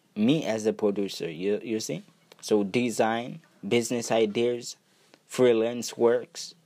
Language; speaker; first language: English; non-native, fluent; Haitian Creole